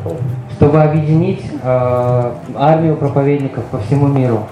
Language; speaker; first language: Russian; native; Russian